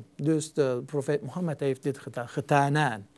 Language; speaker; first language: Dutch; non-native, fluent; Turkish